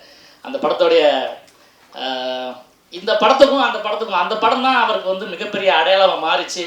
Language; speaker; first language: Tamil; native; Tamil